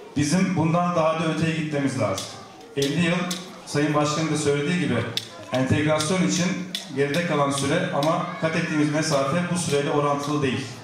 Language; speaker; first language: Turkish; native; Turkish